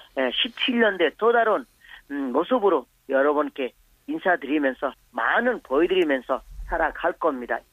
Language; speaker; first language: Korean; non-native, fluent; Bangla